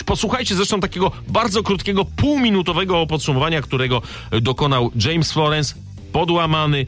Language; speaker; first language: Polish; native; Polish